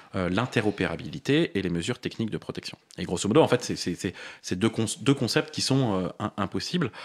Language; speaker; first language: French; native; French